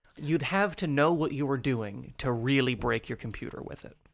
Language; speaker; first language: English; native; English